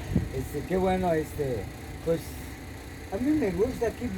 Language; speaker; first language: Spanish; native; Spanish